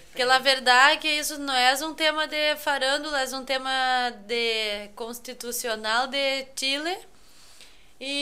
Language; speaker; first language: Spanish; non-native, fluent; Portuguese